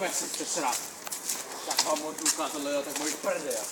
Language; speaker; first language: Czech; native; Czech